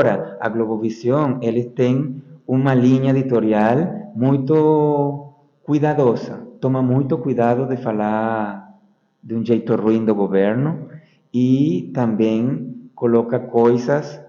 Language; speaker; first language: Portuguese; non-native, fluent; Spanish